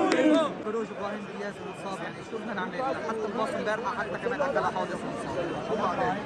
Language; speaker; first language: Arabic; native; Arabic